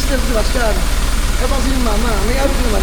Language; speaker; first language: Filipino; native; Filipino